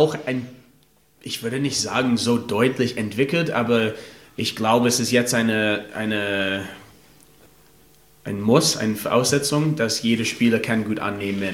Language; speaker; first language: German; non-native, fluent; English